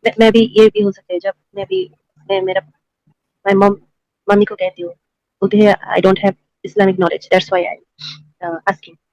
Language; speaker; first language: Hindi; non-native, learner; Bangla